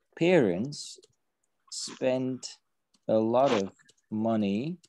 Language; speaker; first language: English; non-native, fluent; Azerbaijani